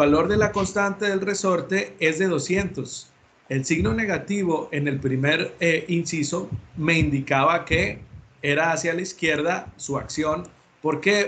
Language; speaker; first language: Spanish; native; Spanish